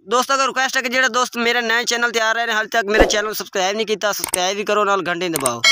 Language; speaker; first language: Urdu; non-native, local second language; Punjabi